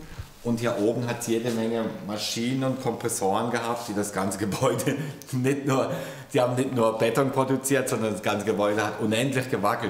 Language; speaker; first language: German; native; German